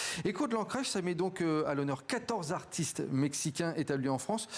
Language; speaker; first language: French; native; French